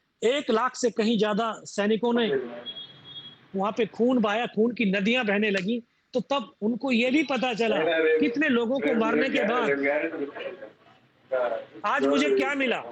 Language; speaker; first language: Hindi; native; Hindi